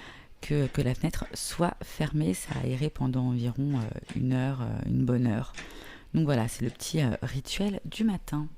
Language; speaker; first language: French; native; French